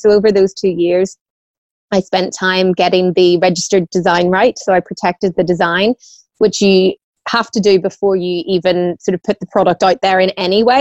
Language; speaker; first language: English; native; English